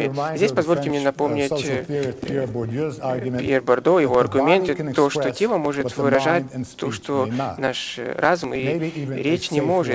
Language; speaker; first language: Russian; native; Russian